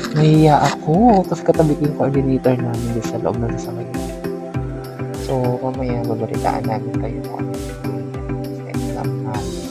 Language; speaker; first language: Filipino; native; Filipino